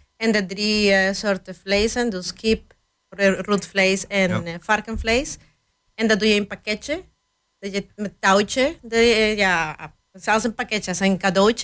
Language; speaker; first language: Dutch; non-native, fluent; Spanish